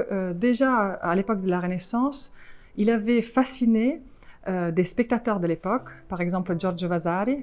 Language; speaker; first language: French; non-native, fluent; Italian